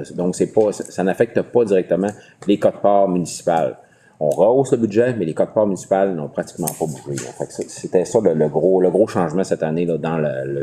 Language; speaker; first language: French; native; French